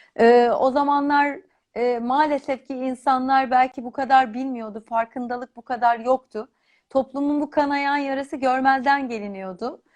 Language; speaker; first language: Turkish; native; Turkish